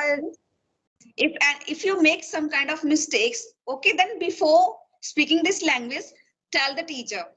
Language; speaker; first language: English; non-native, fluent; Hindi